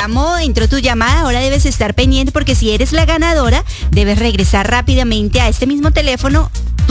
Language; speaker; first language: Spanish; native; Spanish